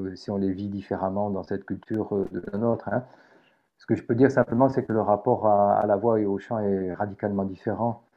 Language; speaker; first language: French; native; French